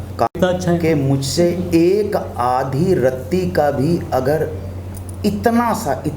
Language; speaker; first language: Hindi; native; Hindi